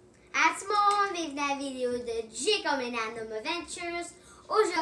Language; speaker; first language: French; non-native, local second language; English